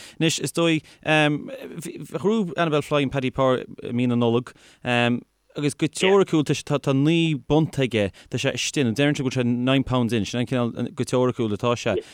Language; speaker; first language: Irish; native; Irish